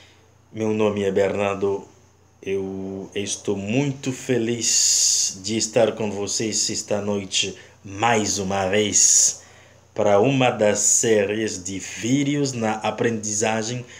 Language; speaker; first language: Portuguese; non-native, learner; Haitian Creole